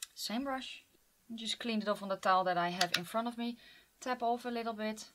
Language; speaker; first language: English; non-native, fluent; Dutch